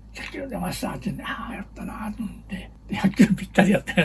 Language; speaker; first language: Japanese; native; Japanese